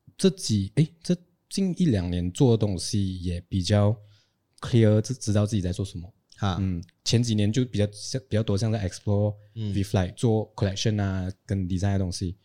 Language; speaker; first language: Chinese; native; Chinese